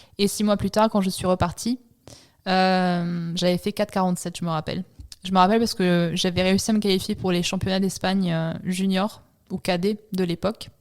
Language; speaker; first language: French; early bilingual, other home language; Italian